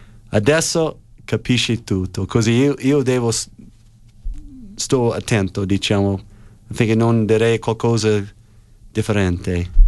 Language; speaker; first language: Italian; non-native, fluent; English